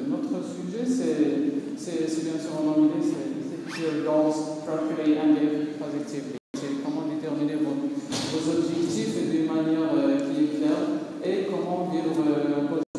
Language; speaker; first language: French; non-native, local second language; Arabic